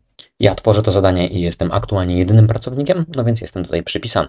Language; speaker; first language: Polish; native; Polish